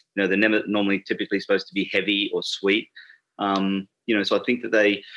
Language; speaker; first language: English; native; English